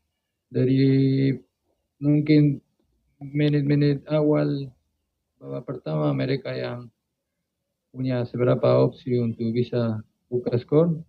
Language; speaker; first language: Indonesian; non-native, fluent; Spanish